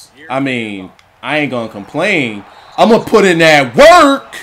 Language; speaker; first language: English; native; English